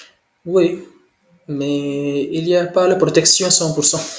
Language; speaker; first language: French; non-native, learner; Hindi